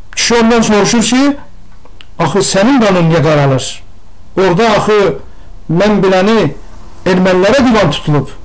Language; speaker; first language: Azerbaijani; non-native, local second language; Talysh